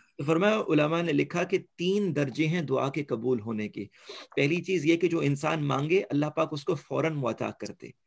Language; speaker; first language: Urdu; early bilingual, heritage; Urdu